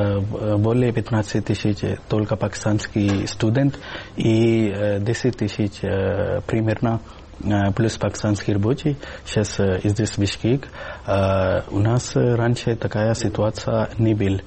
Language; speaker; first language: Russian; non-native, learner; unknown